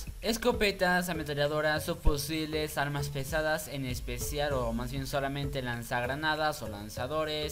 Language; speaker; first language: Spanish; native; Spanish